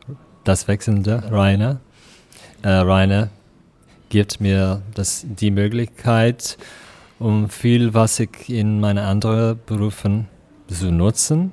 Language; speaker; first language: German; non-native, fluent; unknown